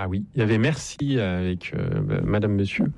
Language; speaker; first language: French; native; French